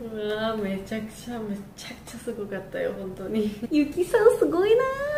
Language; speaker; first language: Japanese; non-native, learner; Georgian